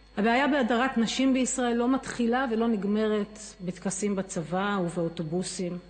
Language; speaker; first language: Hebrew; native; Hebrew